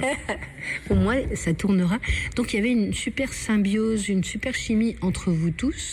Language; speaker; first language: French; native; French